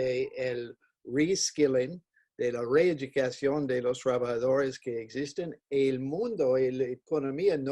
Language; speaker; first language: Spanish; non-native, fluent; English